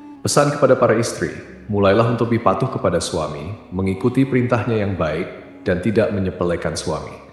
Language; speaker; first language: Indonesian; native; Indonesian